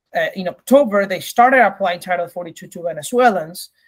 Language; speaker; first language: English; early bilingual, other home language; Spanish